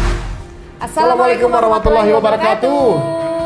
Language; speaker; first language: Indonesian; native; Indonesian